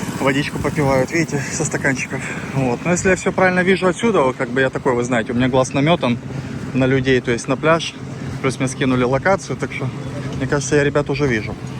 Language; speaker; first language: Russian; native; Russian